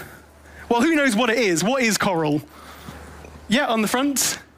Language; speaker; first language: English; native; English